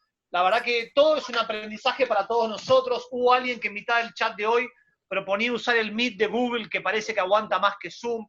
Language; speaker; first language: Spanish; native; Spanish